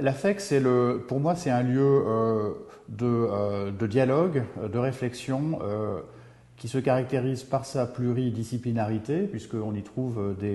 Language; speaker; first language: French; native; French